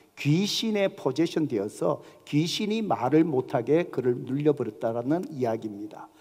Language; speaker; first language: Korean; native; Korean